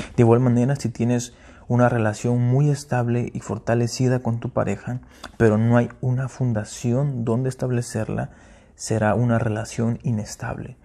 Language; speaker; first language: Spanish; early bilingual, heritage; Spanish